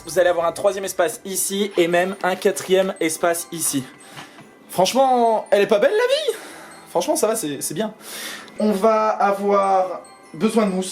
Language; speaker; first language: French; native; French